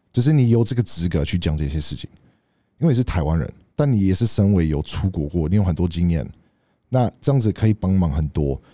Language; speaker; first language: Chinese; native; Chinese